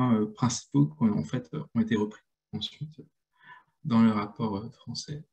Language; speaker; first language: French; native; French